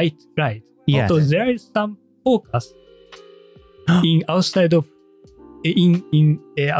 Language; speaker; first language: English; non-native, learner; Japanese